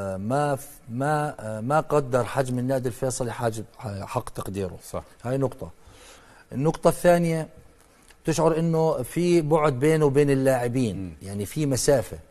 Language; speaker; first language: Arabic; native; Arabic